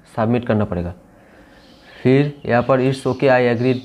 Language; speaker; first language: Hindi; non-native, local second language; Bangla